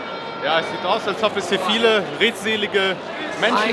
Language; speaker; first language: German; native; German